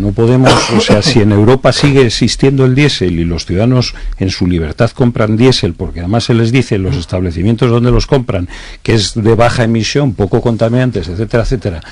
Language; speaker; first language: Spanish; native; Spanish